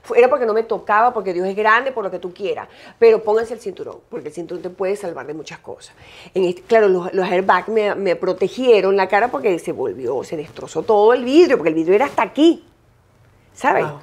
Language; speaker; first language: Spanish; native; Spanish